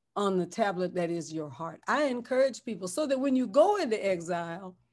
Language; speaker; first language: English; native; English